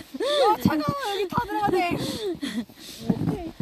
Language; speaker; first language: Korean; native; Korean